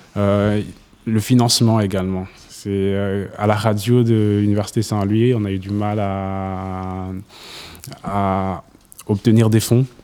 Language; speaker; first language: French; non-native, local second language; Kinyarwanda